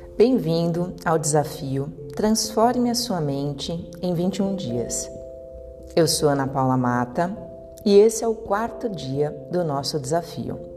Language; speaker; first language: Portuguese; native; Portuguese